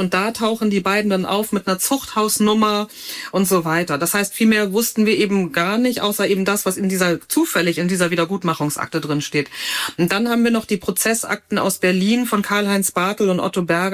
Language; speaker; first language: German; native; German